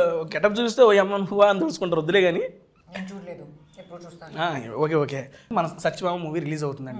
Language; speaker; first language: Telugu; native; Telugu